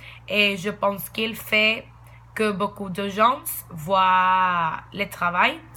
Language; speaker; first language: French; non-native, learner; Spanish